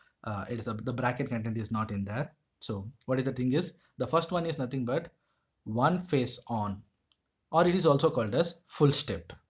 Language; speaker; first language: English; non-native, local second language; Tamil